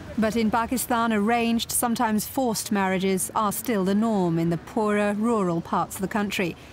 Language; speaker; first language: English; native; English